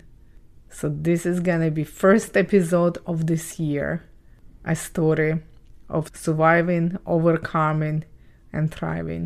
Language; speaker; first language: English; non-native, fluent; Ukrainian